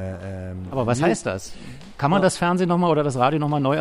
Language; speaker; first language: German; native; German